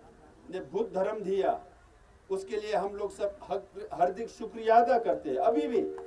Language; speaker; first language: Hindi; non-native, learner; Tibetan